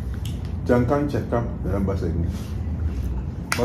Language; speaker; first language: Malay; non-native, learner; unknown